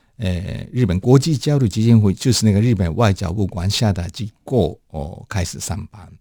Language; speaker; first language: Chinese; non-native, fluent; Japanese